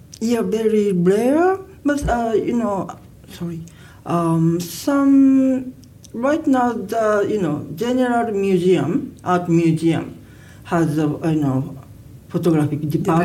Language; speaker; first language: English; non-native, learner; Japanese